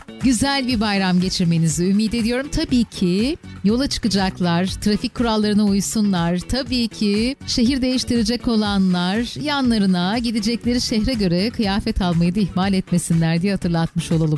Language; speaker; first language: Turkish; native; Turkish